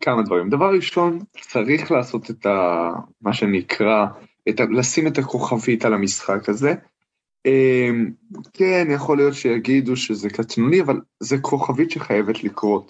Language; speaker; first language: Hebrew; native; Hebrew